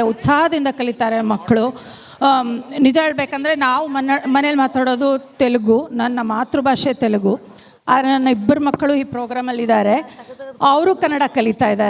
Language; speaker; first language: Kannada; non-native, local second language; Telugu